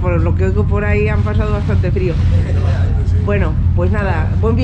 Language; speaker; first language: Spanish; native; Spanish